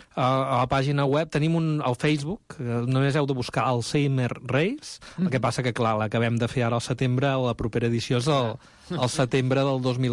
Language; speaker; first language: Catalan; native; Catalan